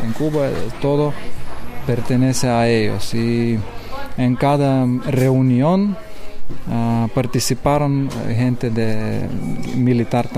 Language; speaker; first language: Spanish; non-native, learner; Lithuanian